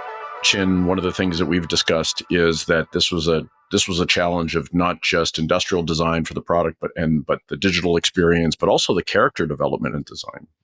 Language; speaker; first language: English; native; English